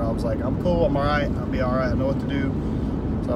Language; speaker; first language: English; native; English